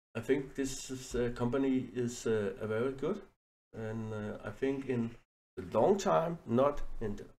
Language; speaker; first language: English; non-native, learner; Danish